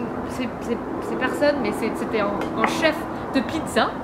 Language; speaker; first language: French; non-native, fluent; English